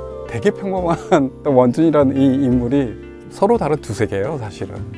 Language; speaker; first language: Korean; native; Korean